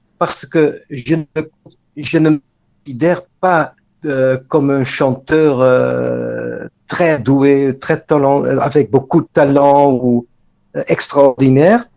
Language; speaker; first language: French; non-native, fluent; Dutch